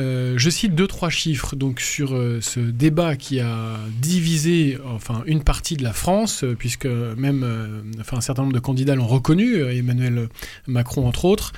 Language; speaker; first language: French; native; French